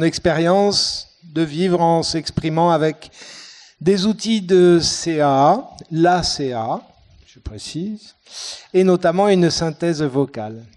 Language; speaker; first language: French; native; French